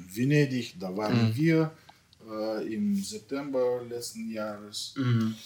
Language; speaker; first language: German; non-native, fluent; Russian